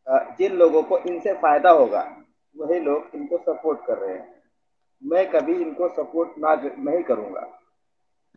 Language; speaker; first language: Hindi; native; Hindi